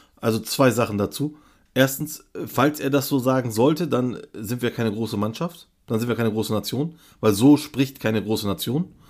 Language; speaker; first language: German; early bilingual, other home language; Turkish